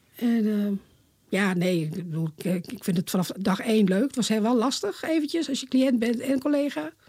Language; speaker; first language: Dutch; native; Dutch